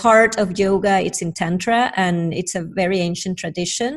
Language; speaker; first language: English; non-native, fluent; Spanish